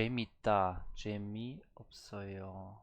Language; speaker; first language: Korean; non-native, learner; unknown